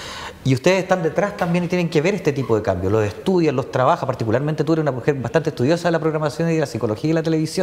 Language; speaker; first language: Spanish; native; Spanish